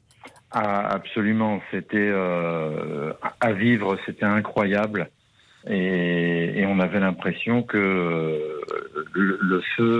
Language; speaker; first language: French; native; French